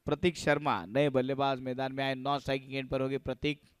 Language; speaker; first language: Hindi; non-native, local second language; Marathi